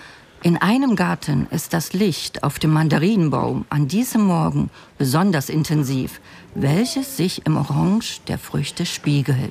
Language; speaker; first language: German; native; German